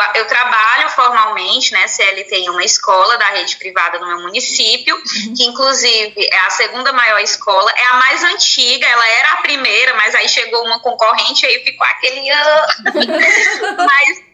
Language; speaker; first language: Portuguese; native; Portuguese